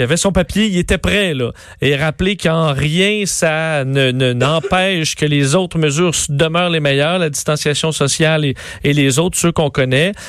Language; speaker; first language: French; native; French